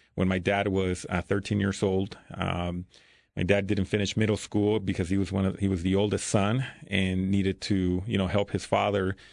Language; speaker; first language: English; early bilingual, other home language; Spanish